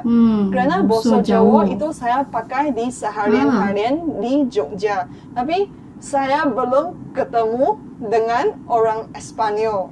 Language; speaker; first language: Indonesian; non-native, fluent; Chinese